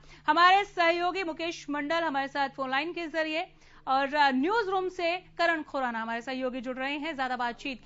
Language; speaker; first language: Hindi; native; Hindi